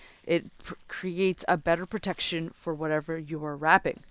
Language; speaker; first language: English; native; English